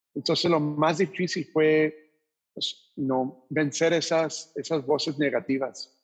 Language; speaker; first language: Spanish; native; Spanish